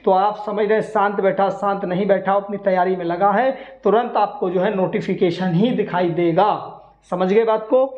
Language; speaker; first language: Hindi; native; Hindi